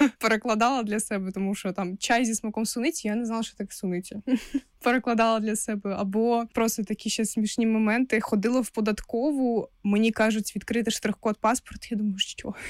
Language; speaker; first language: Ukrainian; non-native, local second language; Russian